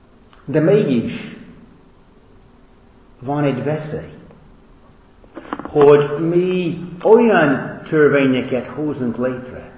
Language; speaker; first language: Hungarian; non-native, learner; English